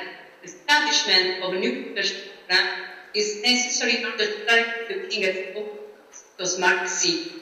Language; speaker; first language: English; non-native, learner; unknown